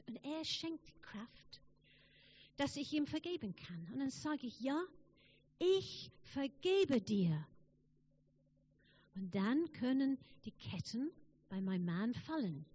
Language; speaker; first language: German; non-native, fluent; English